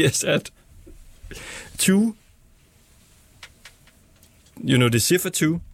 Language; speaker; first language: English; non-native, learner; Danish